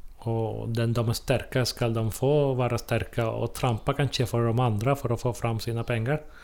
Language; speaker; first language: Swedish; non-native, fluent; Spanish